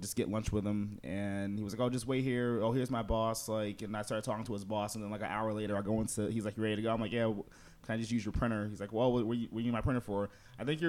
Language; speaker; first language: English; native; English